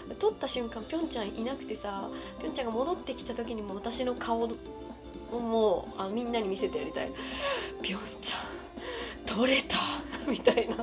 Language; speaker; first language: Japanese; native; Japanese